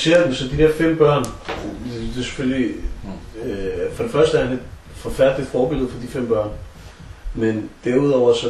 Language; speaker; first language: Danish; native; Danish